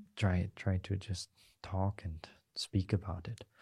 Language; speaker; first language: English; non-native, fluent; German